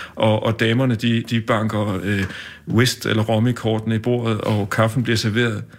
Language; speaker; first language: Danish; native; Danish